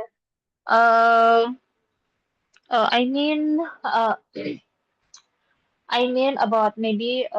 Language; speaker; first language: English; non-native, learner; Indonesian